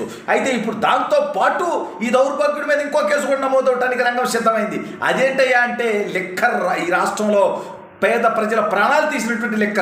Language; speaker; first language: Telugu; native; Telugu